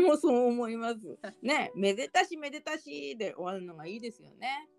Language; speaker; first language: Japanese; native; Japanese